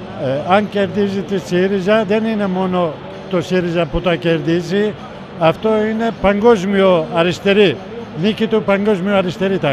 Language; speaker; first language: Greek; non-native, learner; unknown